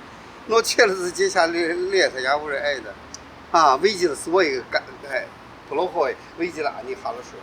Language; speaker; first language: Russian; non-native, learner; Chinese